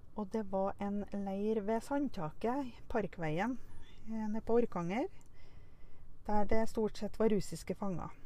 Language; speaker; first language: Norwegian; native; Norwegian